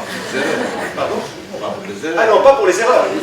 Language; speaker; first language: French; native; French